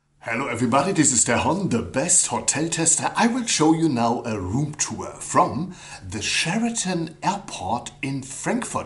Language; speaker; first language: English; non-native, learner; German